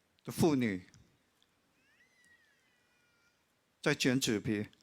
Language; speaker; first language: Chinese; non-native, local second language; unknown